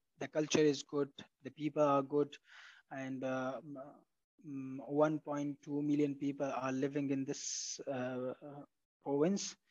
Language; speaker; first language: English; non-native, fluent; Pashto